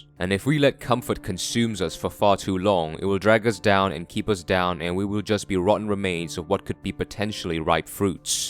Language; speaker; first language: English; non-native, fluent; Korean